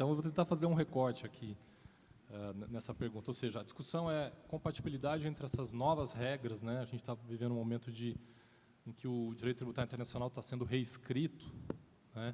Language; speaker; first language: Portuguese; native; Portuguese